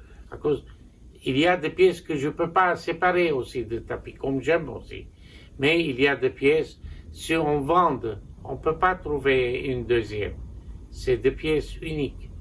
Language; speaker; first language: French; non-native, local second language; Armenian